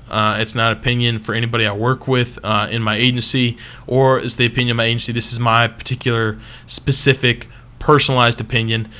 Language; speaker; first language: English; native; English